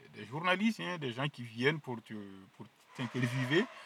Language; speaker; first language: French; non-native, local second language; Mossi